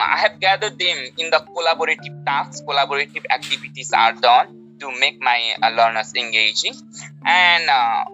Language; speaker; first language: English; non-native, local second language; Nepali